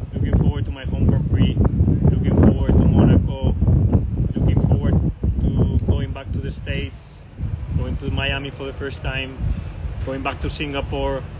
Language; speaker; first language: English; non-native, fluent; Spanish